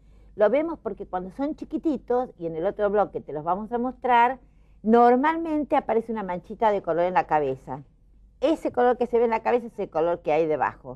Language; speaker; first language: Spanish; native; Spanish